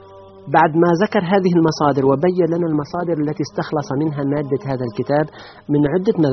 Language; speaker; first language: Arabic; native; Arabic